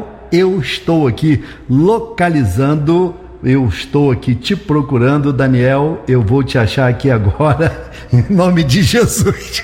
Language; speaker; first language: Portuguese; native; Portuguese